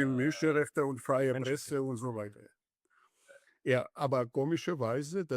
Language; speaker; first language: German; non-native, learner; Georgian